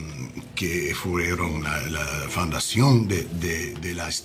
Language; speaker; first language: Spanish; non-native, learner; English